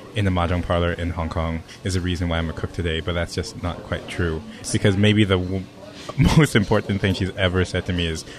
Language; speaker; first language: English; non-native, local second language; Cantonese